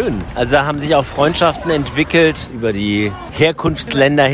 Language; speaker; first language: German; native; German